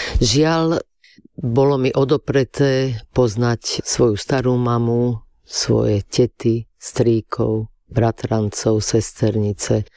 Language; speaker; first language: Slovak; native; Slovak